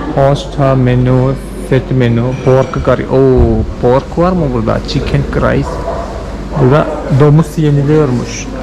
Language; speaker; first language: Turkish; non-native, fluent; Malayalam